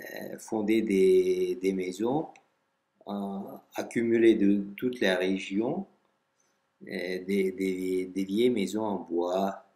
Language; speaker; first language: French; non-native, fluent; Russian